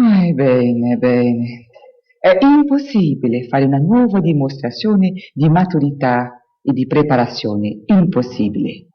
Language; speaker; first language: Italian; non-native, fluent; Portuguese